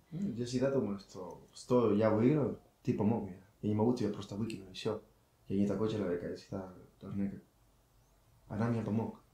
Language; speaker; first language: Russian; non-native, learner; Spanish